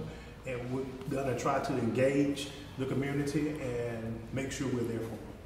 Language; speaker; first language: English; native; English